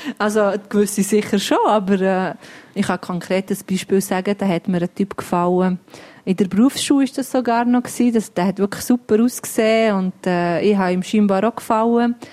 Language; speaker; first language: German; early bilingual, other home language; Albanian